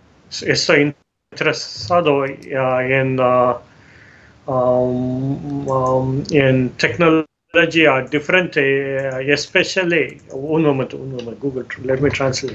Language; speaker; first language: Spanish; non-native, learner; Tamil